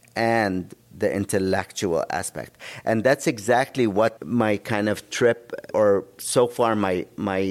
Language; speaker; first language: English; non-native, fluent; Arabic